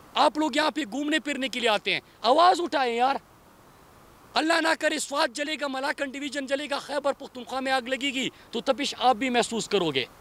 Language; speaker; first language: Urdu; non-native, local second language; Pashto